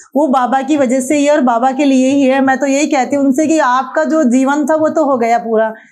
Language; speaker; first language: Hindi; native; Hindi